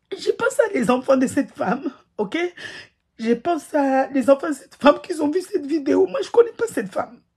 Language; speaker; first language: French; non-native, local second language; Ngazidja Comorian